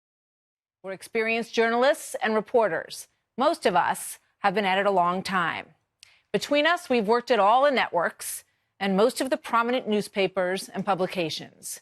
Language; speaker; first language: English; native; English